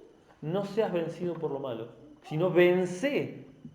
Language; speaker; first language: Spanish; native; Spanish